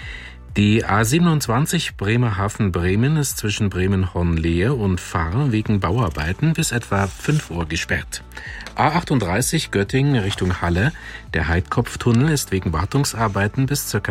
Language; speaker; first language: German; native; German